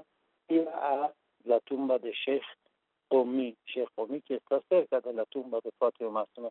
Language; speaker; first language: Spanish; non-native, fluent; Persian